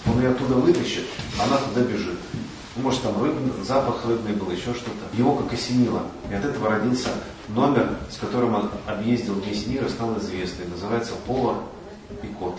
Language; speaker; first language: Russian; native; Russian